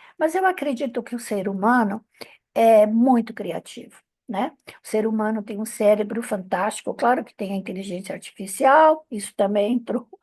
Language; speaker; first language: Portuguese; non-native, fluent; Italian